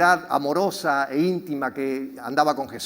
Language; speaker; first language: Spanish; native; Spanish